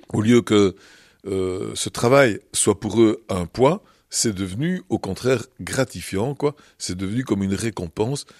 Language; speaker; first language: French; native; French